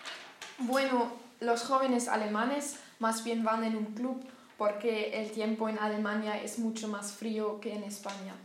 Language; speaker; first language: Spanish; non-native, learner; German